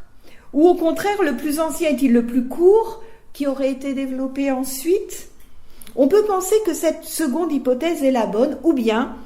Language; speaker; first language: French; native; French